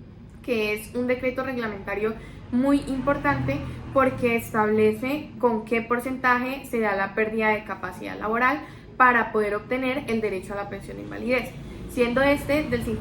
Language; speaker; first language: Spanish; native; Spanish